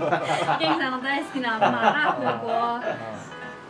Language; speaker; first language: Japanese; non-native, fluent; Chinese